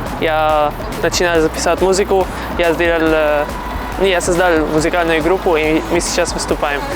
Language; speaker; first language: Russian; non-native, fluent; Arabic